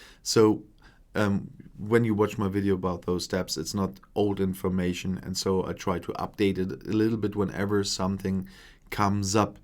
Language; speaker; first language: English; non-native, fluent; German